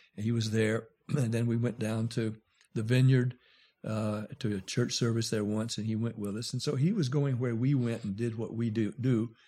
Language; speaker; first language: English; native; English